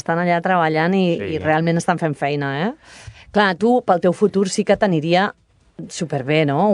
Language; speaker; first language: Catalan; native; Catalan